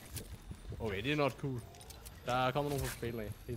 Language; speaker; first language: Danish; native; Danish